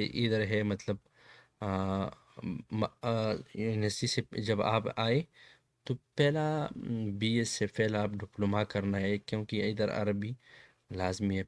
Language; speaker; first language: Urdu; non-native, local second language; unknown